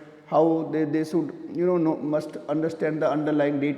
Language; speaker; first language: English; non-native, local second language; Hindi